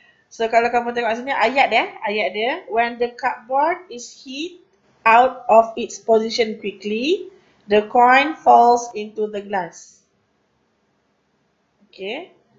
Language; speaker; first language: English; non-native, local second language; Malay